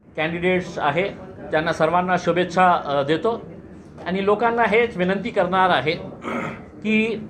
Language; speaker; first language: Marathi; non-native, local second language; Urdu